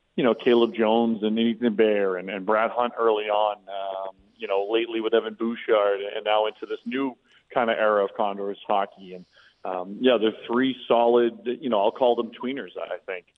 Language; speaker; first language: English; native; English